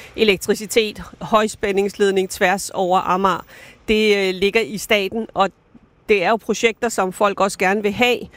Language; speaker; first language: Danish; native; Danish